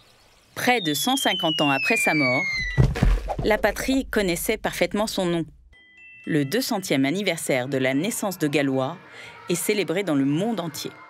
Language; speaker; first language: French; native; French